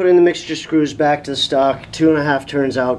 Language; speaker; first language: English; native; English